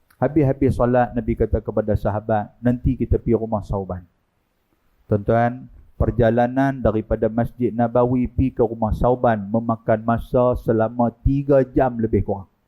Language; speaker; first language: Malay; native; Malay